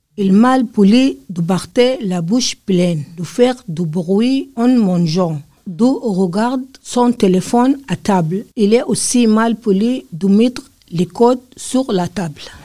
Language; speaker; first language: French; non-native, learner; Arabic